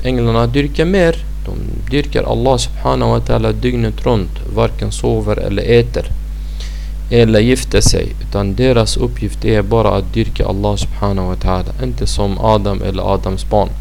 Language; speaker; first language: Swedish; non-native, fluent; Arabic